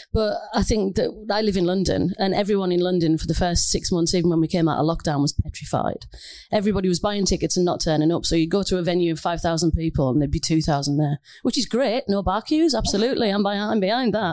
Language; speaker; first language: English; native; English